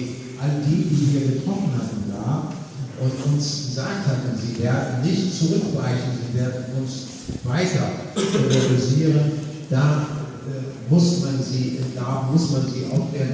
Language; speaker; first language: German; non-native, fluent; Arabic